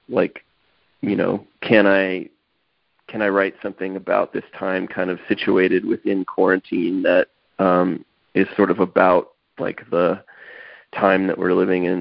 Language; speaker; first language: English; native; English